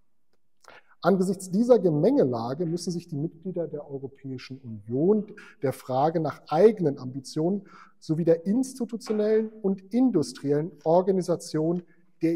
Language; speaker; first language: German; native; German